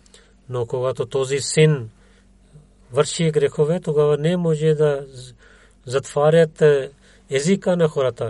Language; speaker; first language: Bulgarian; non-native, learner; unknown